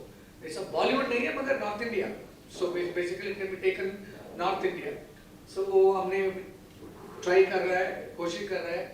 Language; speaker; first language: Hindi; non-native, local second language; Kannada